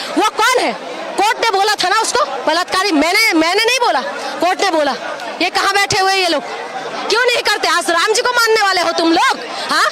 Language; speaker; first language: Hindi; non-native, local second language; Assamese